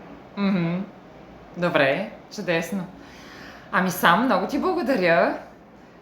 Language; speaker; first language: Bulgarian; native; Bulgarian